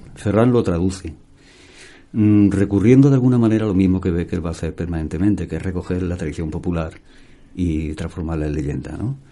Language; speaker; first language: Spanish; native; Spanish